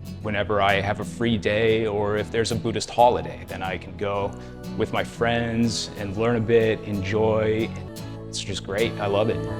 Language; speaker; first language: English; native; English